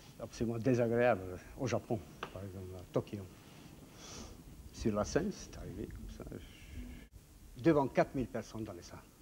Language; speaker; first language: French; non-native, fluent; Hungarian